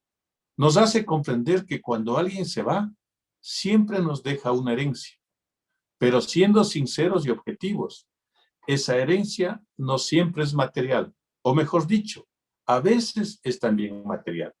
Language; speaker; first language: Spanish; native; Spanish